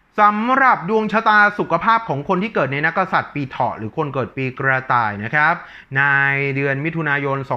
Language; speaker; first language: Thai; native; Thai